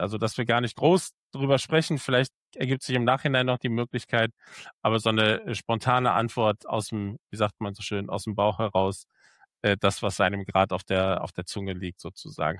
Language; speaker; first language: German; native; German